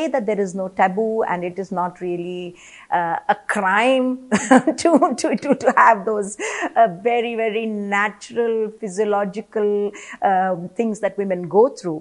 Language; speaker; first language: English; non-native, local second language; Malayalam